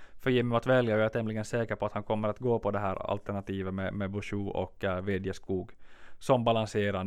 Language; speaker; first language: Swedish; native; Swedish